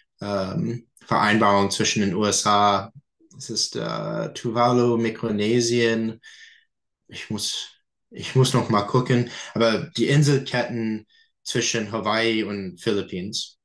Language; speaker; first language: German; non-native, fluent; English